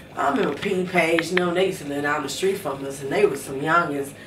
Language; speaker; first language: English; native; English